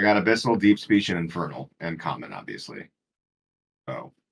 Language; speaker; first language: English; native; English